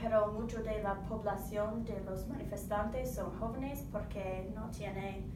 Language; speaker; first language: Spanish; non-native, learner; English